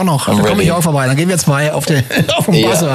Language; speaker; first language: German; native; German